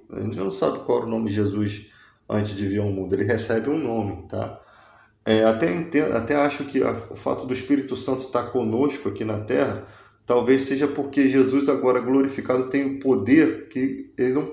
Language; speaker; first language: Portuguese; native; Portuguese